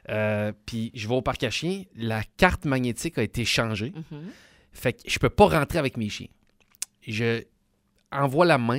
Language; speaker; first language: French; native; French